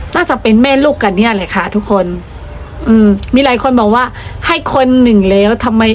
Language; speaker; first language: Thai; non-native, fluent; Burmese